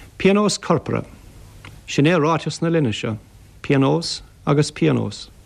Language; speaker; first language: Irish; native; Irish